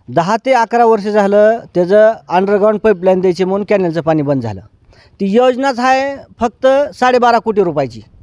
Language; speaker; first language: Marathi; native; Marathi